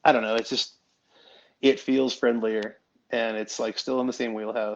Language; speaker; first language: English; native; English